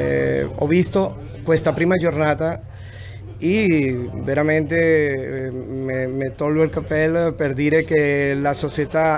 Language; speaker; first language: Italian; non-native, fluent; Spanish